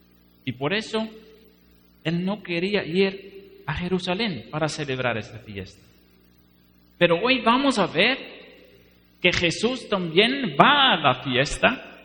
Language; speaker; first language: Spanish; non-native, fluent; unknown